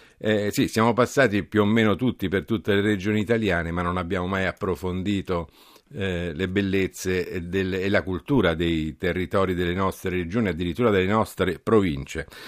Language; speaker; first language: Italian; native; Italian